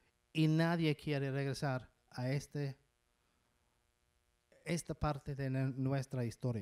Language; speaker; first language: Spanish; non-native, fluent; English